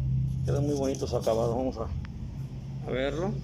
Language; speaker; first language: Spanish; native; Spanish